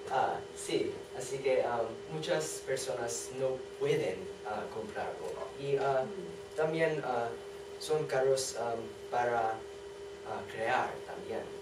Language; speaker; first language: Spanish; non-native, learner; English